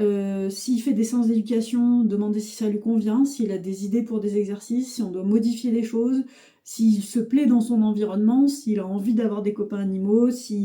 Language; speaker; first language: French; native; French